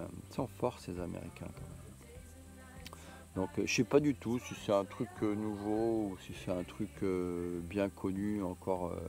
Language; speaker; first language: French; native; French